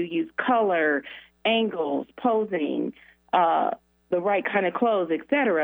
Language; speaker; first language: English; native; English